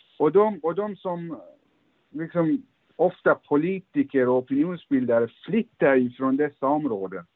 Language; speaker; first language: Swedish; early bilingual, other home language; Persian